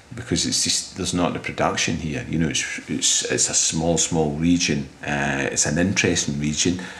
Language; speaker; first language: English; native; English